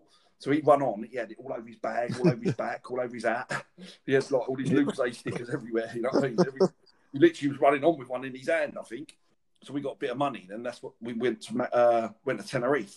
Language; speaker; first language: English; native; English